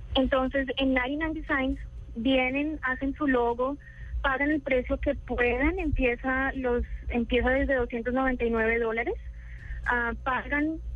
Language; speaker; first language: Spanish; native; Spanish